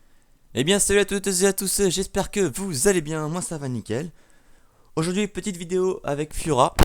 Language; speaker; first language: French; native; French